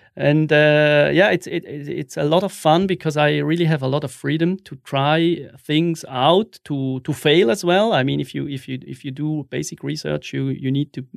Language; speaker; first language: English; non-native, fluent; German